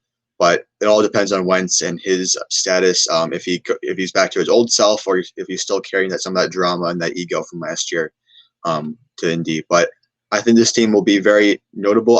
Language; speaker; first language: English; native; English